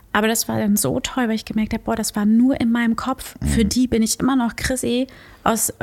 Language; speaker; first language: German; early bilingual, other home language; Portuguese